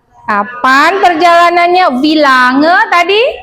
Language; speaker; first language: Indonesian; native; Indonesian